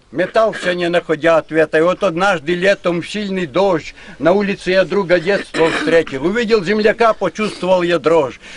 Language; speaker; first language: Russian; non-native, local second language; Ukrainian